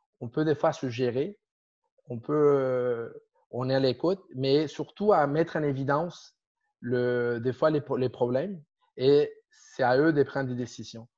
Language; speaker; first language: French; non-native, fluent; Spanish